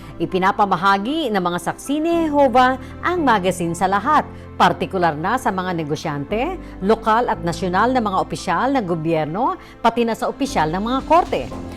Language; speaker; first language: Filipino; native; Filipino